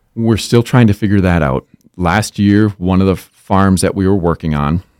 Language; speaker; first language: English; native; English